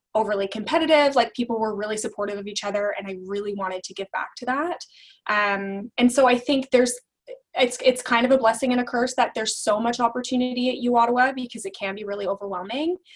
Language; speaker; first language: English; native; English